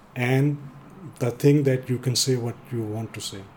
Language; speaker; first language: English; non-native, fluent; Danish